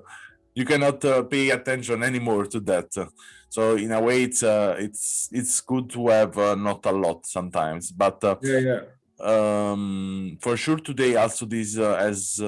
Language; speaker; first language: English; non-native, fluent; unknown